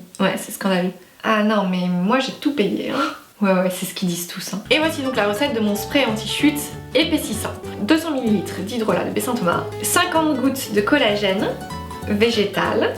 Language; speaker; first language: French; native; French